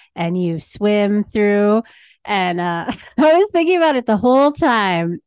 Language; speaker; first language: English; native; English